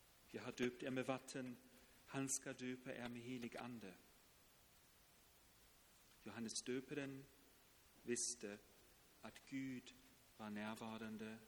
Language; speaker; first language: Swedish; non-native, fluent; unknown